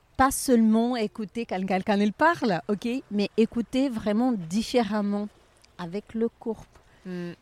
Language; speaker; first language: French; non-native, fluent; Ukrainian